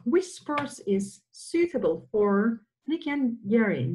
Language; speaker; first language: English; non-native, fluent; Turkish